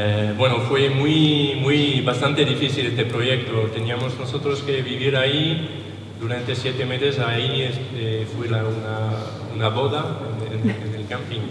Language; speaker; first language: Spanish; non-native, learner; French